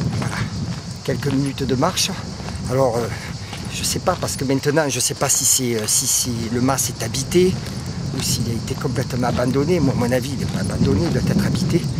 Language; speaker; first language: French; native; French